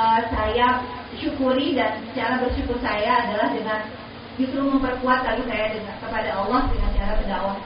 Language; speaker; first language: Indonesian; native; Indonesian